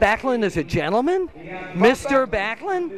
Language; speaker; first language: English; native; English